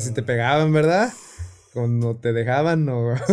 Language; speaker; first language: Spanish; early bilingual, heritage; Spanish